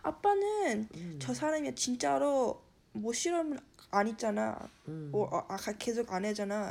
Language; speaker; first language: Korean; early bilingual, heritage; Korean